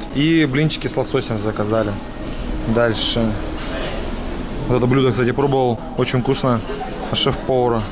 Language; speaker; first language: Russian; native; Russian